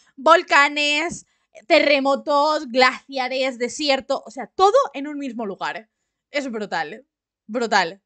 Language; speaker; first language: Spanish; native; Spanish